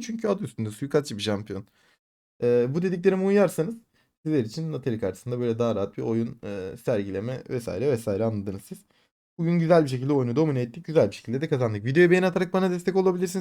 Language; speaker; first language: Turkish; native; Turkish